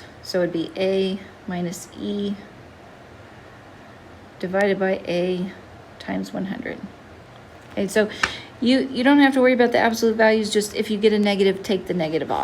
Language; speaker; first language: English; native; English